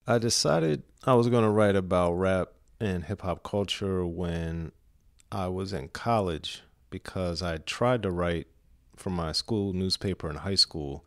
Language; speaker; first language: English; native; English